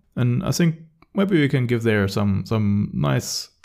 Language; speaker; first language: English; non-native, fluent; German